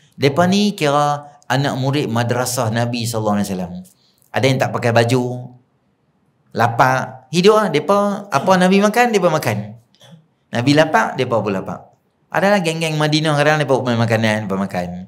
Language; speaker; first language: Malay; native; Malay